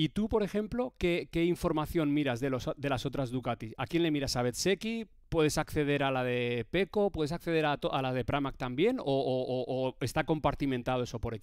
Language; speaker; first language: Spanish; native; Spanish